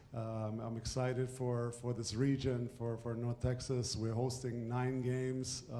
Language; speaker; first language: English; non-native, fluent; German